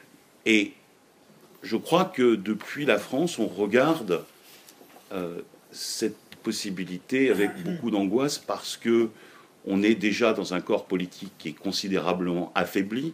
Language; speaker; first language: French; native; French